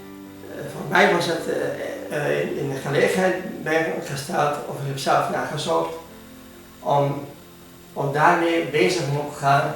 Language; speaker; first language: Dutch; non-native, fluent; Hungarian